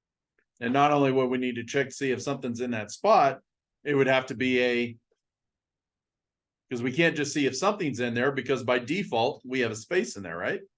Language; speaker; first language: English; native; English